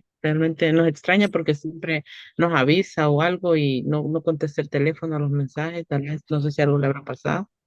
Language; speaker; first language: Spanish; native; Spanish